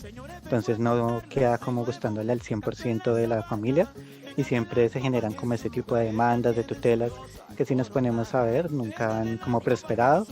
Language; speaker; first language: Spanish; native; Spanish